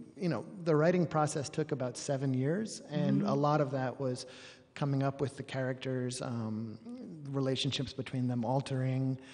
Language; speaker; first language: English; native; English